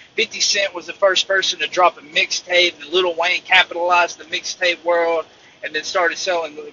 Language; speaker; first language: English; native; English